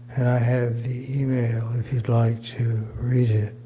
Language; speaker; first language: English; native; English